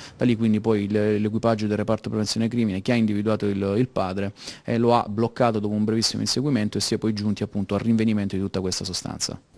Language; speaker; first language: Italian; native; Italian